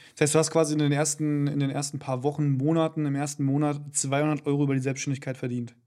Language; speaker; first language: German; native; German